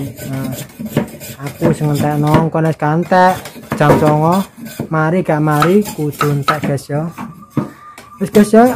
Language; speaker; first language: Indonesian; non-native, local second language; Javanese